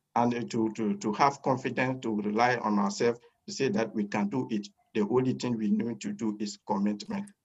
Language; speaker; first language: English; non-native, fluent; French